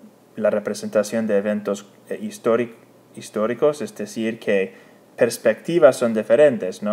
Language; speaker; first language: Spanish; non-native, fluent; English